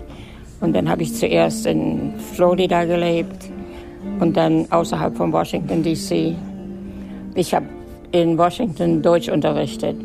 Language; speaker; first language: German; native; German